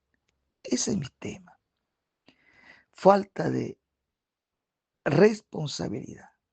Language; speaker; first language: Spanish; native; Spanish